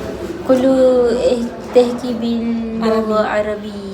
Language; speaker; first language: Arabic; non-native, learner; Malay